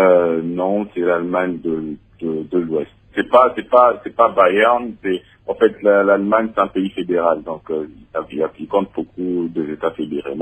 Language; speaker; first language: French; non-native, local second language; Lingala